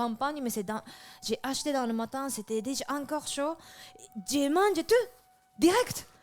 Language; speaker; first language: French; non-native, fluent; Japanese